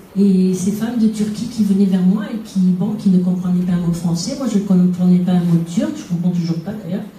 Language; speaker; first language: French; non-native, local second language; Arabic